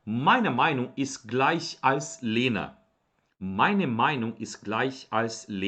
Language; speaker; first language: German; non-native, fluent; Portuguese